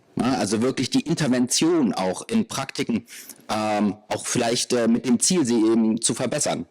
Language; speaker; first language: German; native; German